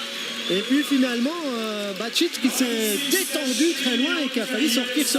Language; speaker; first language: French; native; French